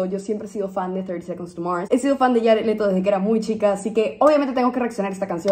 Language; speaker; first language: Spanish; native; Spanish